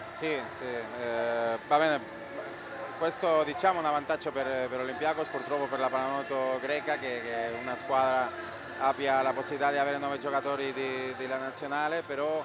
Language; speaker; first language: Italian; non-native, fluent; Spanish